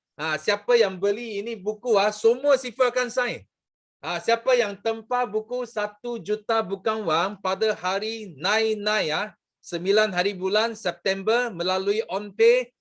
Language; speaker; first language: Malay; non-native, local second language; Chinese